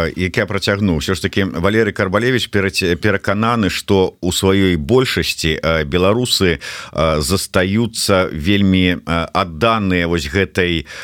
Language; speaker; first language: Belarusian; non-native, local second language; Russian